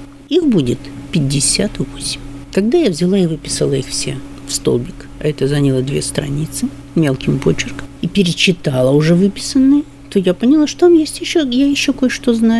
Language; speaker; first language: Russian; native; Russian